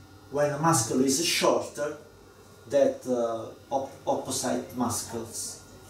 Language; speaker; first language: English; non-native, learner; Italian